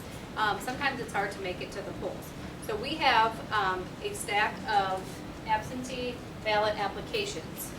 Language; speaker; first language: English; native; English